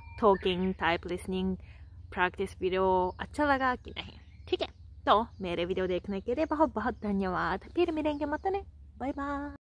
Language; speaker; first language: Hindi; non-native, fluent; Japanese